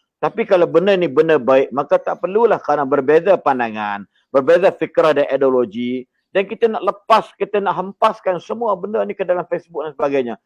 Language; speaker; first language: Malay; native; Malay